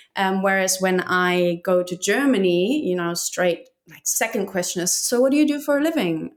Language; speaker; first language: English; non-native, fluent; German